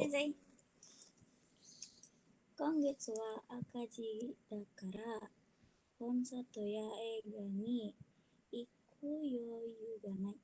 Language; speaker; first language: Japanese; non-native, learner; Indonesian